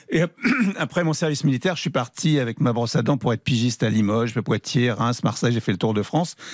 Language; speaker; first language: French; native; French